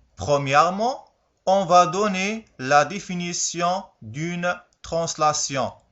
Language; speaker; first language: French; non-native, local second language; Arabic